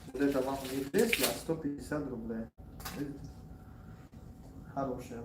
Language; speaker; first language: Russian; non-native, local second language; Tajik